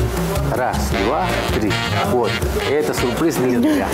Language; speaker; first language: Russian; non-native, learner; Spanish